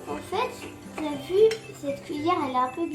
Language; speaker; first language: French; early bilingual, other home language; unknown